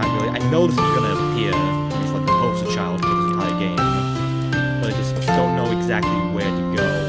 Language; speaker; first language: English; native; English